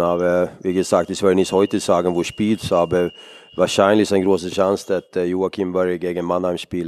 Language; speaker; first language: German; non-native, fluent; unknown